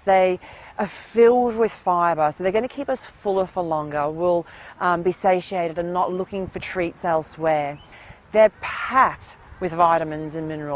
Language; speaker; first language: English; native; English